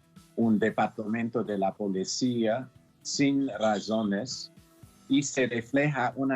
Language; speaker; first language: Spanish; non-native, fluent; English